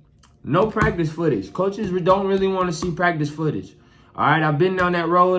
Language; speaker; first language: English; native; English